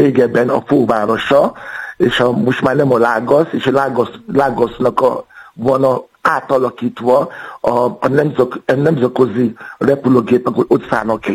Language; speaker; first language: Hungarian; non-native, fluent; Yoruba